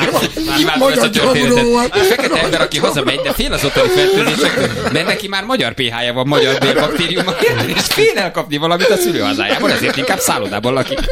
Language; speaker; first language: Hungarian; native; Hungarian